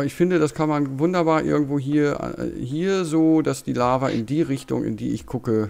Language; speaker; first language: German; native; German